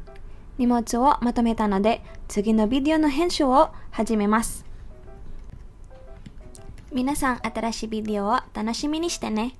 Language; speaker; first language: Japanese; non-native, fluent; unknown